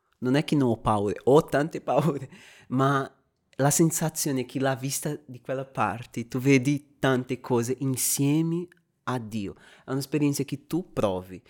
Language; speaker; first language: Italian; non-native, fluent; Portuguese